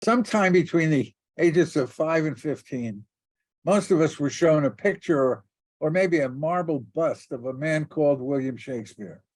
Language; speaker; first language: English; native; English